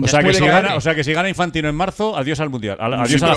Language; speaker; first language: Spanish; native; Spanish